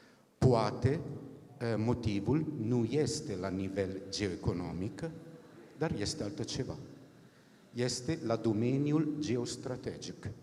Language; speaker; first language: Romanian; non-native, fluent; Italian